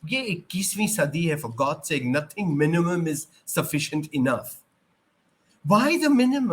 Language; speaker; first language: English; non-native, local second language; Urdu